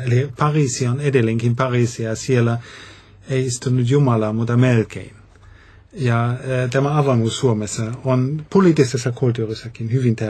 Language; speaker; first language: Finnish; non-native, fluent; German